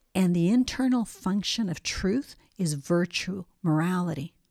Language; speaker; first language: English; early bilingual, other home language; Spanish